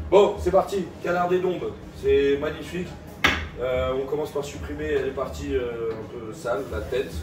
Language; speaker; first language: French; native; French